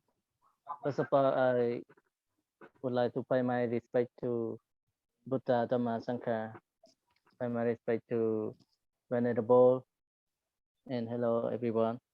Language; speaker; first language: English; non-native, learner; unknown